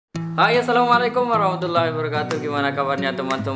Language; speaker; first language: Indonesian; non-native, local second language; Sasak